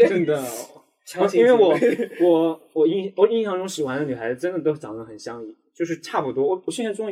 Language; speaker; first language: Chinese; native; Chinese